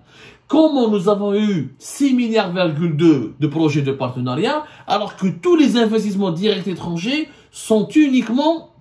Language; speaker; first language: French; non-native, local second language; Arabic